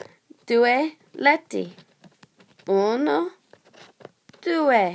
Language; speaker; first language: Italian; non-native, learner; English